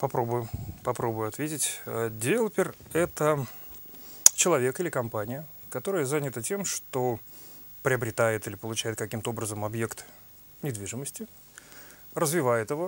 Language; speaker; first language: Russian; native; Russian